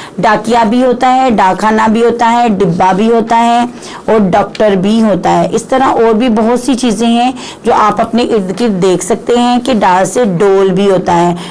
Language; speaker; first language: Urdu; non-native, local second language; Punjabi